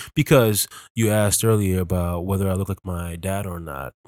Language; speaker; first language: English; early bilingual, other home language; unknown